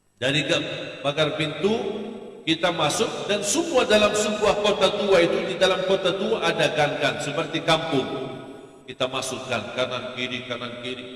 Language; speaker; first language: Malay; non-native, fluent; Arabic